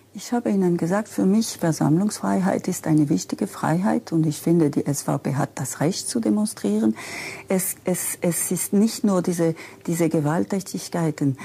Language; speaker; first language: German; non-native, local second language; French